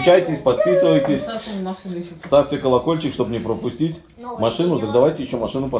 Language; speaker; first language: Russian; native; Russian